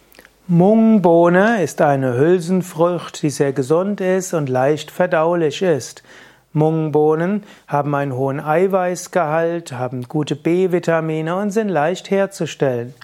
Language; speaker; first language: German; native; German